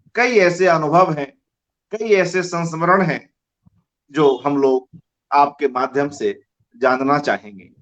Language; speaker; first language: Hindi; native; Hindi